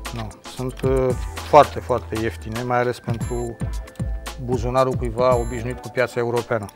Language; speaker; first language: Romanian; native; Romanian